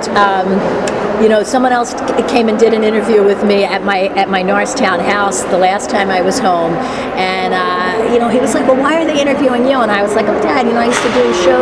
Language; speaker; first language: English; native; English